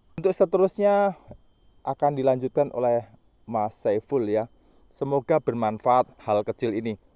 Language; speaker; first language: Indonesian; native; Indonesian